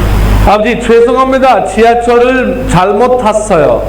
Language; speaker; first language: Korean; non-native, fluent; Urdu